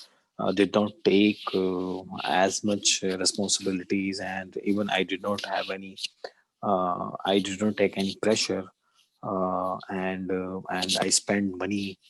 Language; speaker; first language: English; non-native, learner; Urdu